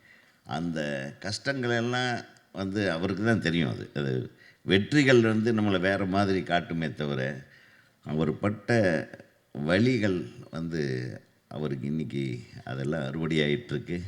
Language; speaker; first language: Tamil; native; Tamil